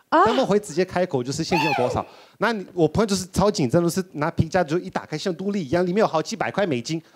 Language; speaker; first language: Chinese; non-native, fluent; Portuguese